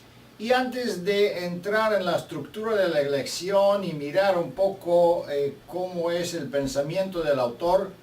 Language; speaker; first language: Spanish; non-native, fluent; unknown